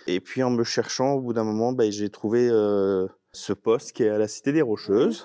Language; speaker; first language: French; native; French